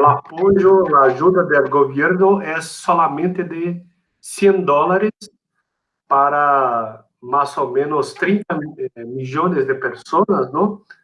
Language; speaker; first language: Spanish; non-native, fluent; Portuguese